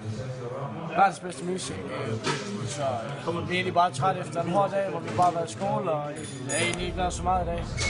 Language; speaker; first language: Danish; native; Danish